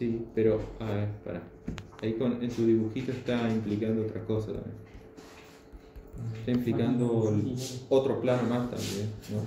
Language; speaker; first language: Spanish; native; Spanish